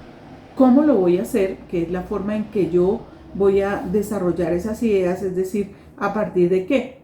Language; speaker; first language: Spanish; native; Spanish